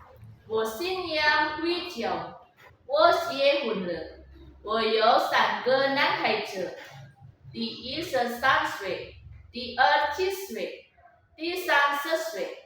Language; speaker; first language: Chinese; non-native, learner; Indonesian